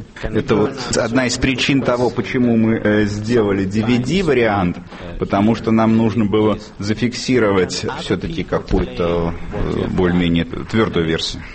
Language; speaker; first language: Russian; native; Russian